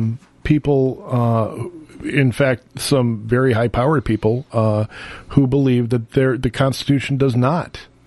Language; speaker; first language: English; native; English